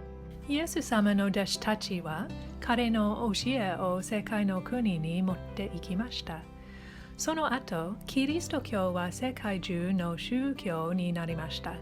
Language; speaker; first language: Japanese; non-native, learner; English